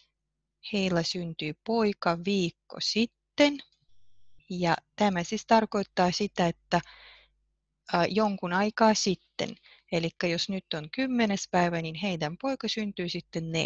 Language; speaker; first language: Finnish; non-native, fluent; Russian